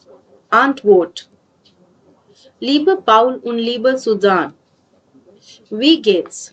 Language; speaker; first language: German; non-native, learner; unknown